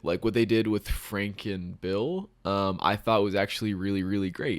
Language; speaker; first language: English; native; English